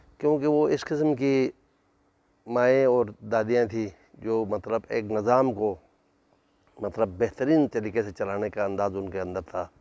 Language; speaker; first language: Urdu; non-native, local second language; Shina